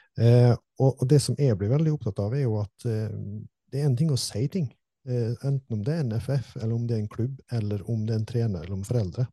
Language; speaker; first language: Norwegian; native; Norwegian